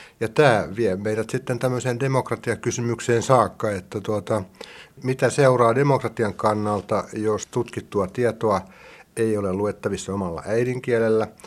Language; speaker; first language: Finnish; native; Finnish